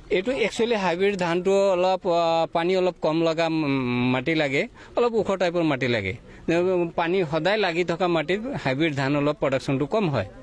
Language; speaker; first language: Assamese; non-native, local second language; Bangla